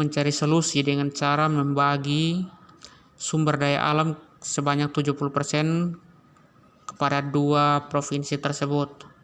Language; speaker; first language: Indonesian; native; Indonesian